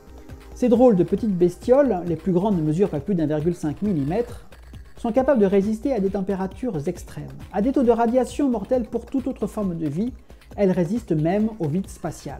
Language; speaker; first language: French; native; French